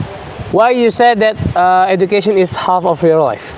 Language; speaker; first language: English; non-native, learner; Indonesian